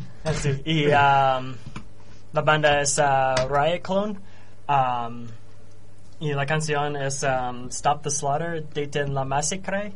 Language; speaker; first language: Spanish; non-native, learner; English